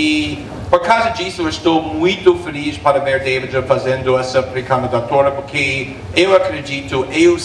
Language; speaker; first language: Portuguese; non-native, fluent; English